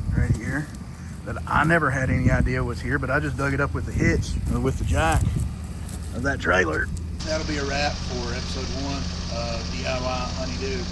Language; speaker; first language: English; native; English